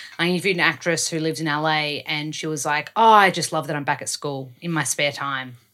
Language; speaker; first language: English; native; English